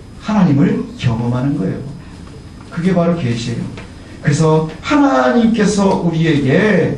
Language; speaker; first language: Korean; native; Korean